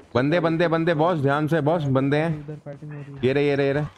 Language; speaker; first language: Hindi; native; Hindi